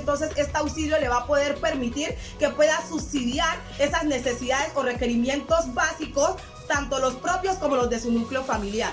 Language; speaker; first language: Spanish; native; Spanish